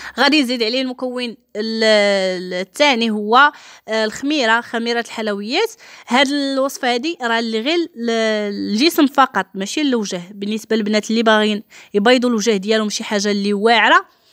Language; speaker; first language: Arabic; native; Arabic